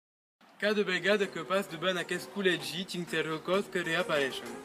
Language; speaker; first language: Catalan; non-native, local second language; French